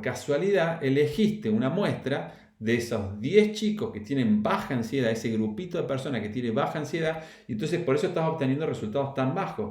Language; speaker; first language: Spanish; native; Spanish